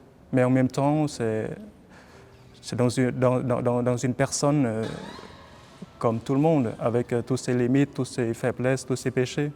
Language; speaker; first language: French; non-native, fluent; Vietnamese